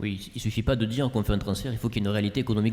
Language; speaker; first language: French; native; French